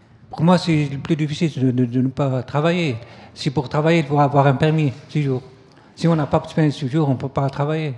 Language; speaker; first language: French; non-native, local second language; Arabic